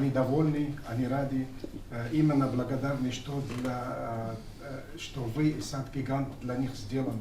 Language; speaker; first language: Russian; non-native, fluent; Arabic